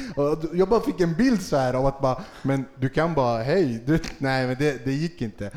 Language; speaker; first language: Swedish; early bilingual, other home language; Kurdish